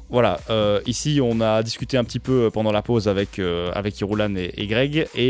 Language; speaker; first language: French; native; French